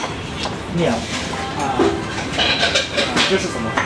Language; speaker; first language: Chinese; non-native, learner; Filipino